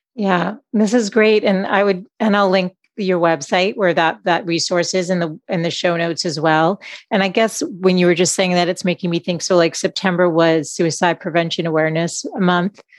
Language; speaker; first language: English; native; English